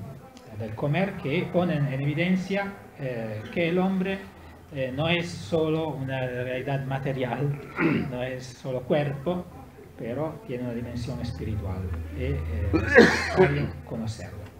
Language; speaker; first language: Spanish; non-native, learner; Italian